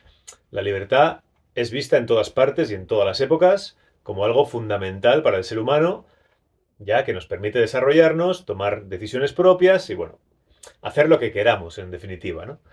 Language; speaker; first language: Spanish; native; Spanish